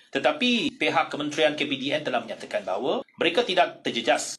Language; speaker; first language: Malay; native; Malay